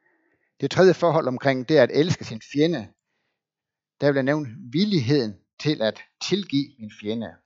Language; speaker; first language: Danish; native; Danish